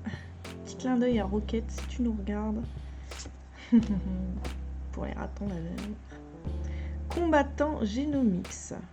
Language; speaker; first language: French; native; French